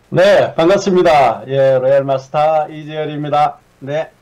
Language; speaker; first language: Korean; native; Korean